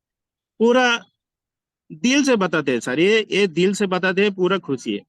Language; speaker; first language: Hindi; non-native, learner; Bangla